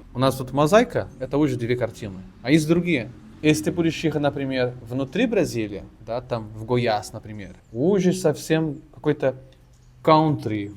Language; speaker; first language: Russian; non-native, fluent; Portuguese